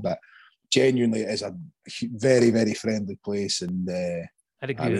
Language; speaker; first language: English; native; English